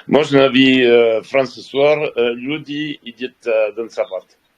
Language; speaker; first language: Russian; non-native, learner; French